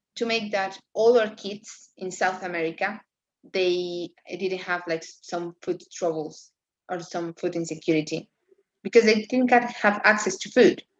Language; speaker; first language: English; non-native, fluent; Spanish